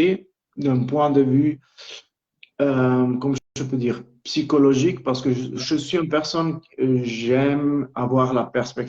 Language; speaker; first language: French; non-native, local second language; Italian